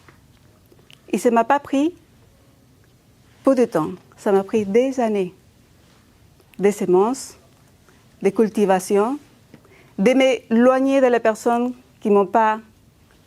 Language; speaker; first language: French; non-native, fluent; Spanish